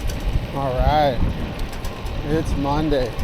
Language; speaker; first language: English; native; English